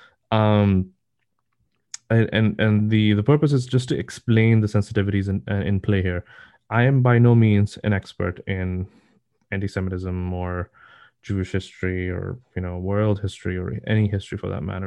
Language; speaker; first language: English; non-native, local second language; Urdu